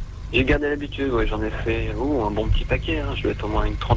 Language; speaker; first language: French; native; French